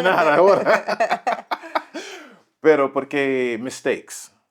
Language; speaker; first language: Spanish; non-native, learner; English